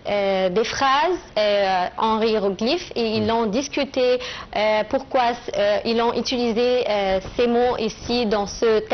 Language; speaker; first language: French; non-native, fluent; Arabic